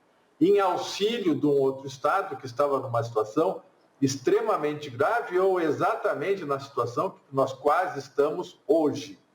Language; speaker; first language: Portuguese; native; Portuguese